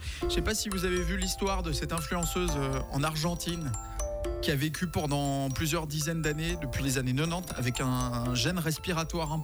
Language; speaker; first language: French; native; French